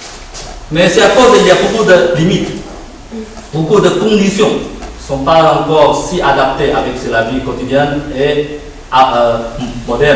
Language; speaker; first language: French; non-native, fluent; Chinese